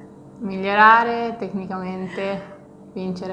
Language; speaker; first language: Italian; native; Italian